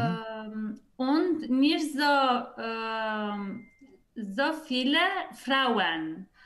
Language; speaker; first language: German; non-native, learner; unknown